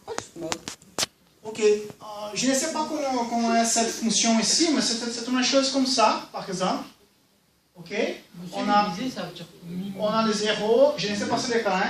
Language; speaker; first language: French; non-native, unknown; Portuguese